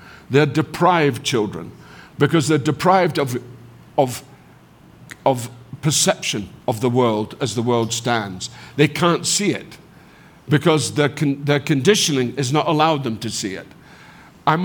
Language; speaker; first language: English; native; English